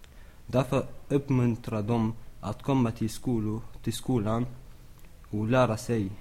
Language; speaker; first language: Swedish; non-native, learner; Arabic